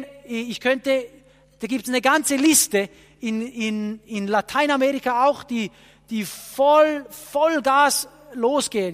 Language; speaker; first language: German; non-native, fluent; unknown